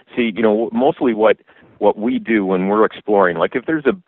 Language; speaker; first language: English; native; English